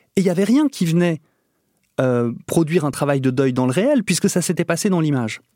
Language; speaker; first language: French; native; French